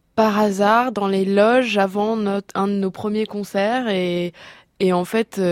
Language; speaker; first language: French; early bilingual, other home language; Portuguese